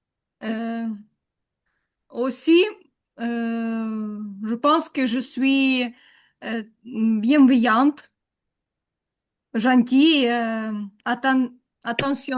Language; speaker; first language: French; non-native, learner; Ukrainian